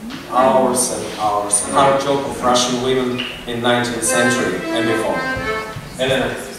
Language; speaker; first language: English; non-native, fluent; Russian